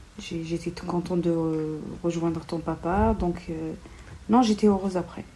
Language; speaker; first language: French; non-native, local second language; Kabyle